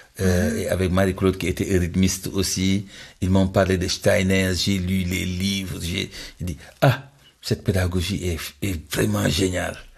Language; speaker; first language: French; non-native, local second language; Wolof